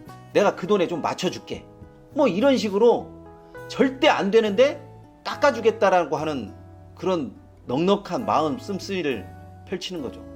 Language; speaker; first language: Korean; native; Korean